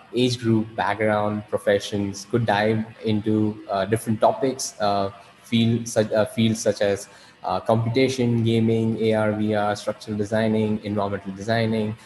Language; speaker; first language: English; non-native, local second language; Hindi